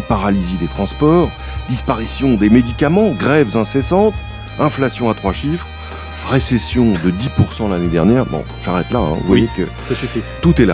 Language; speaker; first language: French; native; French